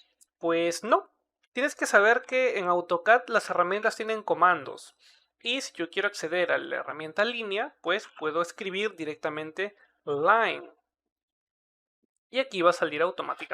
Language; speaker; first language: Spanish; native; Spanish